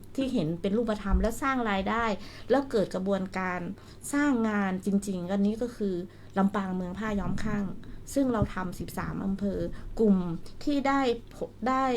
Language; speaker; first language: Thai; native; Thai